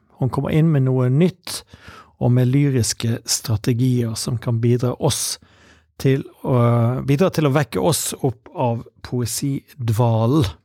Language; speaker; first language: Norwegian; native; Norwegian